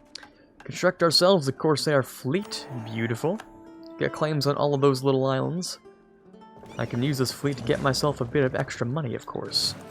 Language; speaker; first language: English; native; English